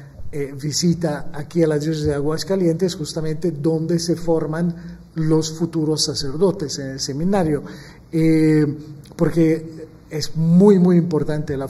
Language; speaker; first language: Spanish; non-native, fluent; Maltese